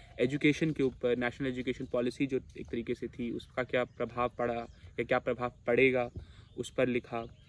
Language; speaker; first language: Hindi; non-native, local second language; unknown